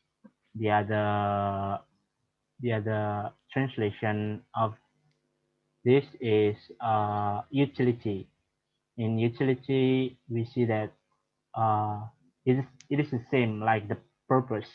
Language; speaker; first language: English; non-native, learner; Indonesian